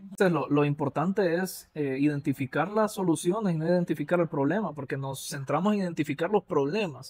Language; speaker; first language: Spanish; native; Spanish